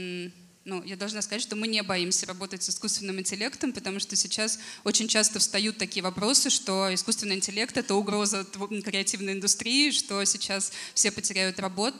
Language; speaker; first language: Russian; native; Russian